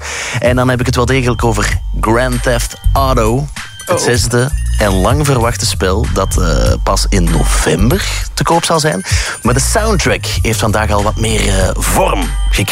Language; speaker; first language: Dutch; native; Dutch